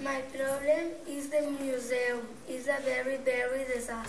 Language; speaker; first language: English; non-native, learner; Spanish